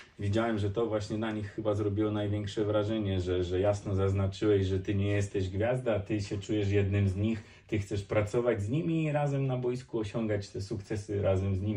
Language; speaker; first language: Polish; native; Polish